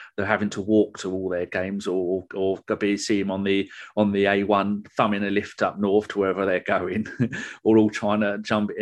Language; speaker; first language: English; native; English